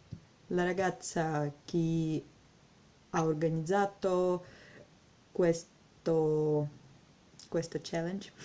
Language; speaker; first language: Italian; non-native, learner; Russian